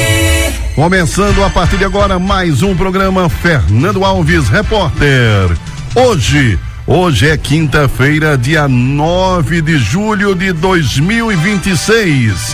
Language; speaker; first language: Portuguese; native; Portuguese